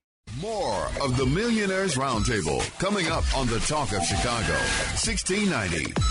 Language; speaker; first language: English; native; English